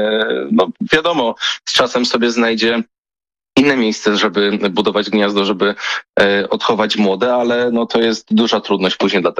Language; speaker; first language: Polish; native; Polish